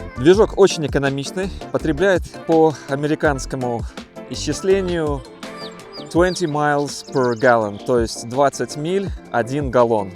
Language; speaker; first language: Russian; native; Russian